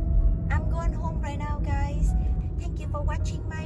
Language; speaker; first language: English; non-native, local second language; Vietnamese